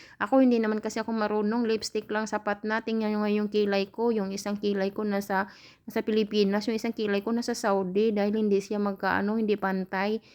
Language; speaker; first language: Filipino; native; Filipino